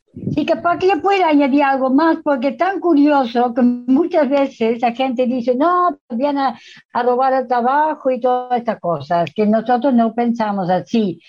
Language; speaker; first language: Spanish; non-native, fluent; Dutch